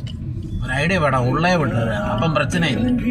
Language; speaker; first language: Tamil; non-native, local second language; Malayalam